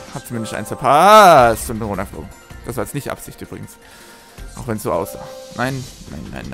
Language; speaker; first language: German; native; German